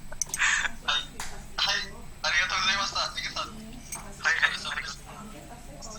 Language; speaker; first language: Japanese; non-native, learner; Indonesian